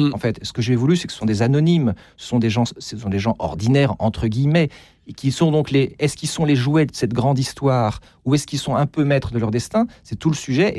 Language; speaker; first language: French; native; French